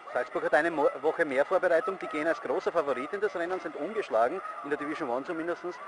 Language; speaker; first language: German; native; German